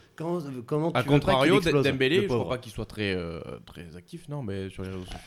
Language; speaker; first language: French; native; French